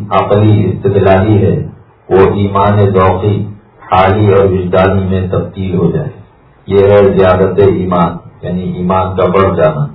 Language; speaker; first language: Urdu; native; Urdu